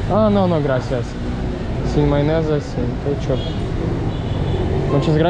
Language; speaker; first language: Spanish; non-native, learner; Russian